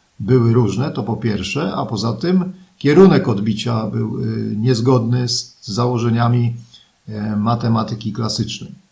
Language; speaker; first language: Polish; native; Polish